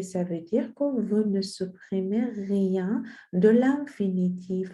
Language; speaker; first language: French; non-native, fluent; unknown